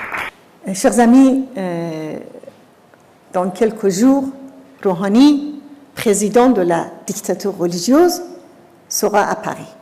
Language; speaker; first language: French; non-native, fluent; Persian